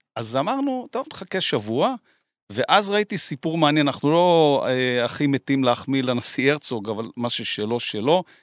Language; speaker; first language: Hebrew; native; Hebrew